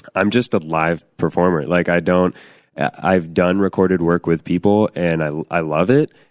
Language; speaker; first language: English; native; English